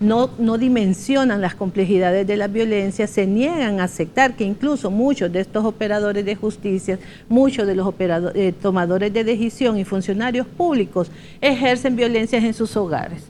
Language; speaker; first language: Spanish; native; Spanish